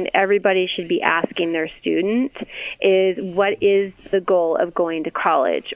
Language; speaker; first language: English; native; English